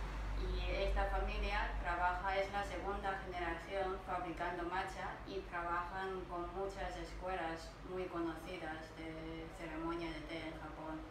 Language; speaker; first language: Spanish; non-native, fluent; Chinese